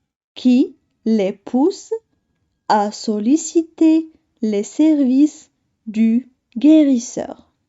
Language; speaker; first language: French; non-native, local second language; Arabic